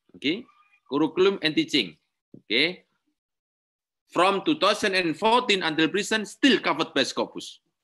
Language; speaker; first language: English; non-native, learner; Indonesian